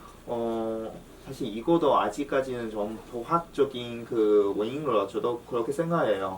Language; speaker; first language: Korean; non-native, fluent; Chinese